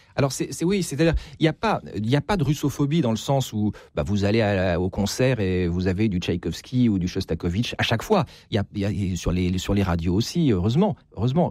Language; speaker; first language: French; native; French